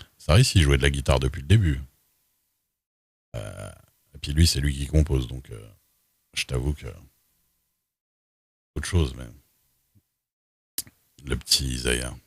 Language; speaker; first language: French; native; French